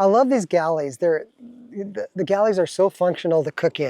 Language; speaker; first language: English; native; English